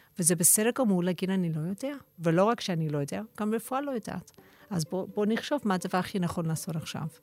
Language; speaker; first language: Hebrew; non-native, fluent; English